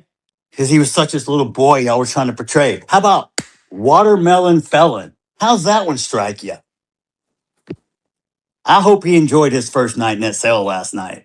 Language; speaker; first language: English; native; English